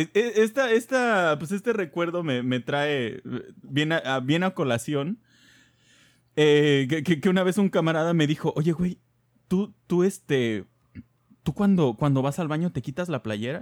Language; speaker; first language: Spanish; native; Spanish